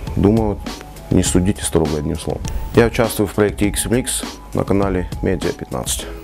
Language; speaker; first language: Russian; non-native, local second language; Ossetic